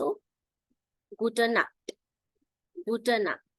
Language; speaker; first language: German; non-native, fluent; Hindi